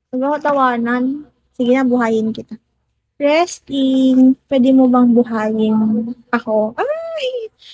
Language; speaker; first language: Filipino; non-native, local second language; Iloko